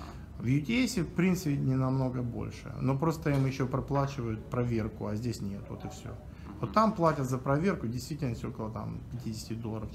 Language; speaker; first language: Russian; native; Russian